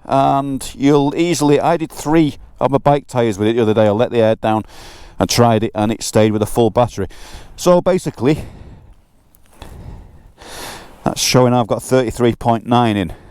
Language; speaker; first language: English; native; English